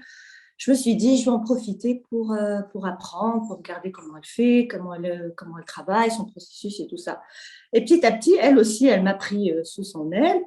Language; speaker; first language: French; non-native, local second language; Arabic